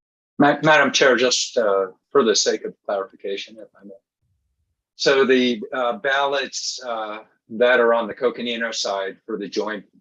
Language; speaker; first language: English; native; English